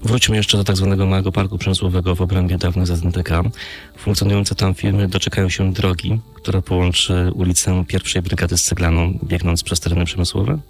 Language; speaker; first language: Polish; native; Polish